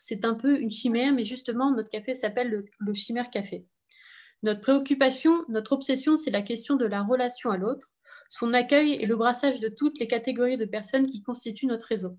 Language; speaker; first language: French; native; French